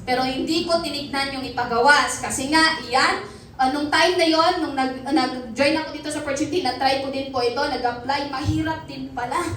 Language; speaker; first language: Filipino; non-native, local second language; Cebuano